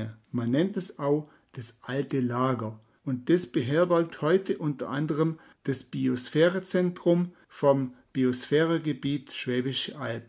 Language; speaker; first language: German; native; German